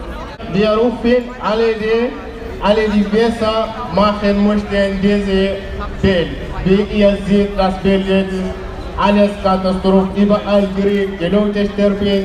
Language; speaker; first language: German; non-native, learner; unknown